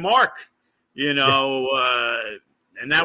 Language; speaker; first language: English; native; English